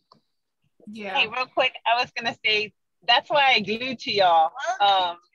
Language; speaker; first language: English; native; English